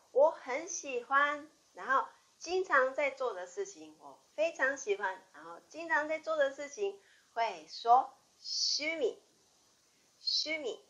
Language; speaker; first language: Chinese; non-native, fluent; Japanese